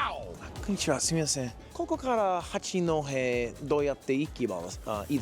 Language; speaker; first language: Japanese; non-native, learner; English